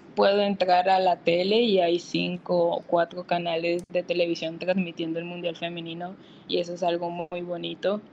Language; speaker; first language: Spanish; native; Spanish